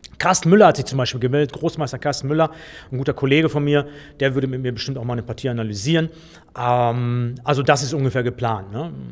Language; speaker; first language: German; native; German